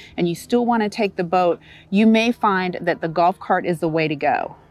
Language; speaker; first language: English; native; English